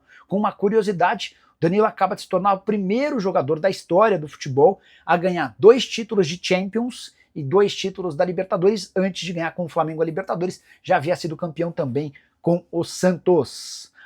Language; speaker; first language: Portuguese; native; Portuguese